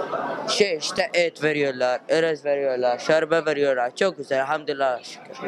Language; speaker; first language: Turkish; non-native, learner; Arabic